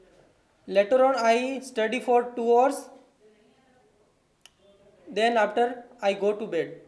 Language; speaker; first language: English; non-native, learner; Hindi